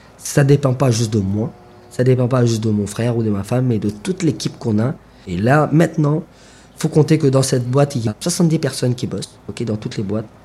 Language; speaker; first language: French; non-native, local second language; Morisyen